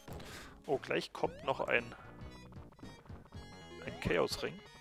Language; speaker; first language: German; native; German